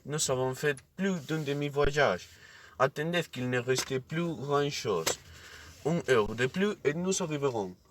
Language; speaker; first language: French; non-native, learner; Spanish